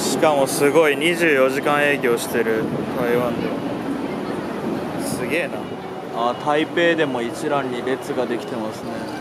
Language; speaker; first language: Japanese; native; Japanese